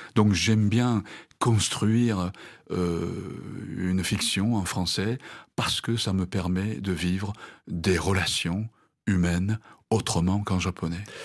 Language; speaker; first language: French; non-native, fluent; Japanese